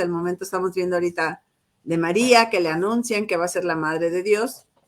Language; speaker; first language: Spanish; native; Spanish